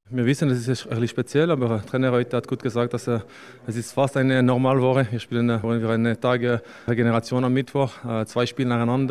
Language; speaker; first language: German; non-native, fluent; French